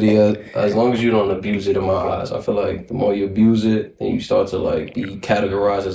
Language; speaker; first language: English; native; English